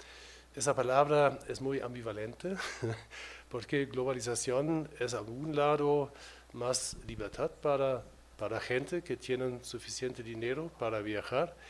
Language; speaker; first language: Spanish; non-native, fluent; German